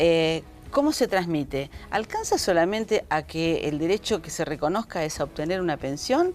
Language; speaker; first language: Spanish; native; Spanish